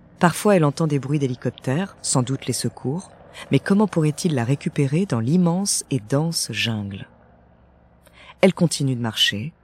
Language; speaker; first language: French; native; French